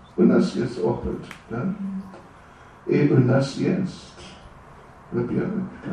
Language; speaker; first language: Russian; non-native, learner; English